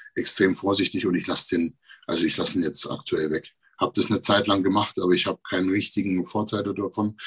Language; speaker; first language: German; native; German